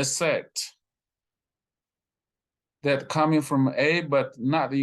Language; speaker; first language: English; non-native, fluent; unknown